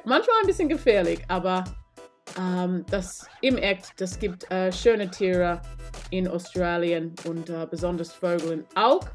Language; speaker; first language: German; non-native, learner; English